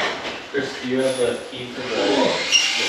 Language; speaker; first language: English; native; English